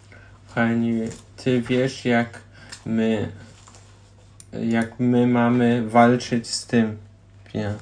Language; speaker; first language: Polish; non-native, learner; German